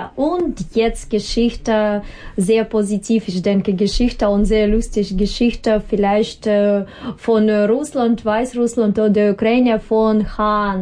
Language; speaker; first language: German; non-native, learner; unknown